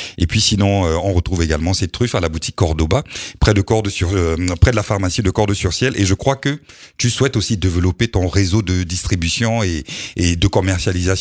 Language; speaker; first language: French; native; French